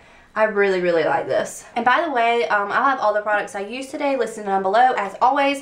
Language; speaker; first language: English; native; English